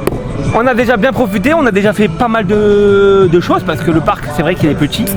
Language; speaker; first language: French; native; French